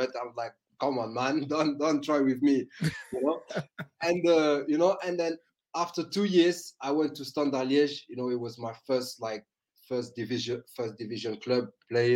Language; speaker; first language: English; non-native, fluent; French